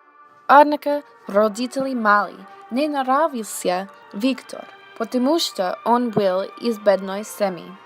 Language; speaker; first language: Russian; non-native, learner; English